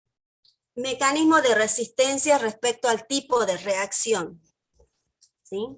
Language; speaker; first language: Spanish; native; Spanish